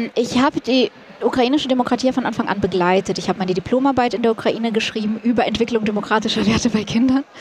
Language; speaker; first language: German; early bilingual, other home language; Russian